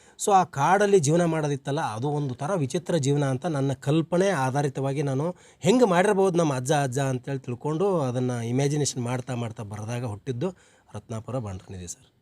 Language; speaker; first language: Kannada; native; Kannada